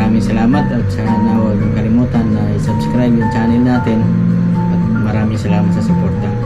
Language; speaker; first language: Filipino; non-native, local second language; Hiligaynon